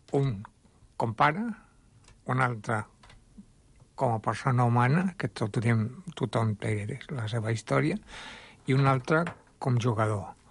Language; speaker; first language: Catalan; early bilingual, other home language; Spanish